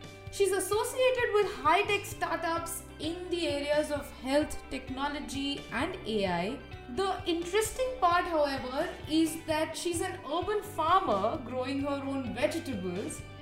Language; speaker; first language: English; non-native, local second language; Hindi